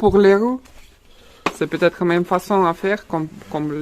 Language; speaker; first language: French; non-native, fluent; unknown